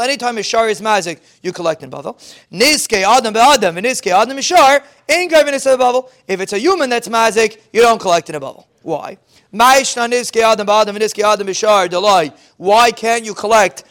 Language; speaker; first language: English; native; English